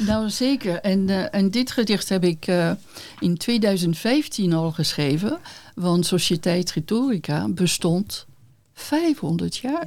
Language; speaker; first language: Dutch; non-native, fluent; French